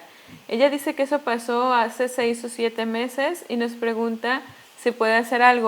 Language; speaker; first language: Spanish; non-native, fluent; English